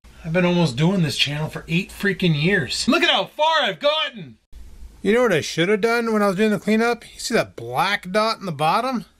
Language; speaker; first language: English; native; English